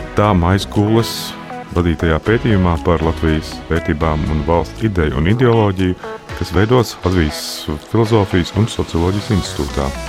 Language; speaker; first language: Latvian; native; Latvian